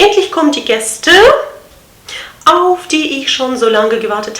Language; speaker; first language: German; non-native, fluent; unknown